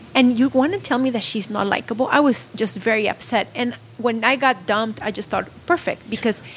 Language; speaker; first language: English; non-native, fluent; Spanish